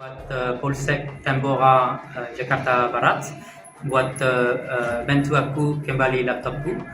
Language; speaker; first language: Indonesian; non-native, learner; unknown